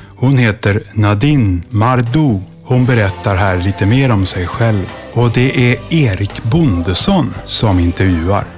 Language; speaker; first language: Swedish; native; Swedish